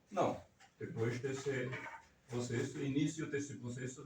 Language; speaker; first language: Portuguese; non-native, learner; German